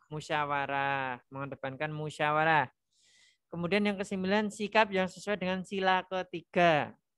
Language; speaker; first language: Indonesian; non-native, local second language; Javanese